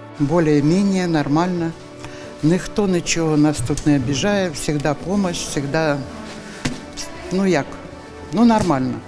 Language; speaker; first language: Ukrainian; non-native, local second language; Russian